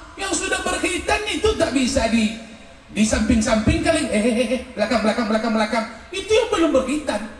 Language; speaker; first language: Malay; native; Malay